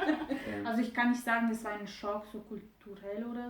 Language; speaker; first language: German; non-native, fluent; Romanian